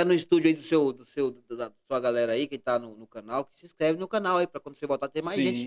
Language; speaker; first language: Portuguese; native; Portuguese